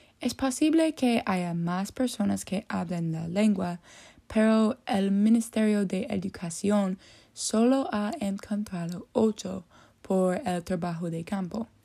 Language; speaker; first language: Spanish; non-native, learner; English